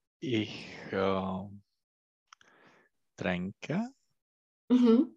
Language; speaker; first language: German; non-native, learner; Czech